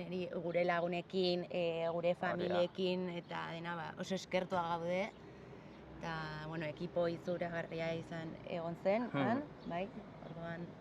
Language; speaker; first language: Basque; non-native, local second language; Spanish